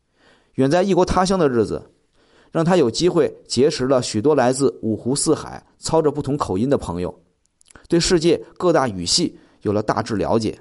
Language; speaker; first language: Chinese; native; Chinese